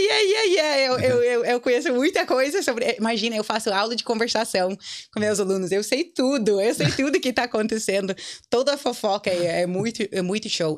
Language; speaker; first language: Portuguese; non-native, fluent; English